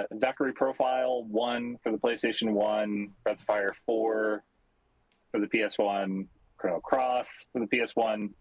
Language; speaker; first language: English; native; English